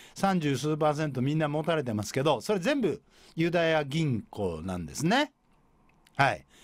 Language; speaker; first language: Japanese; native; Japanese